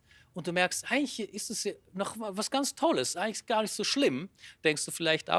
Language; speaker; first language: German; native; German